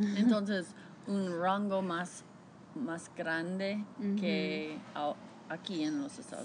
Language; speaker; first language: Spanish; non-native, learner; English